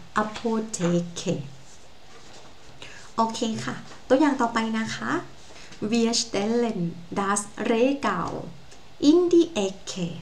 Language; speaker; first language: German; non-native, fluent; Thai